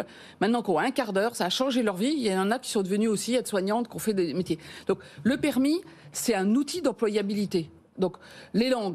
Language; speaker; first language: French; native; French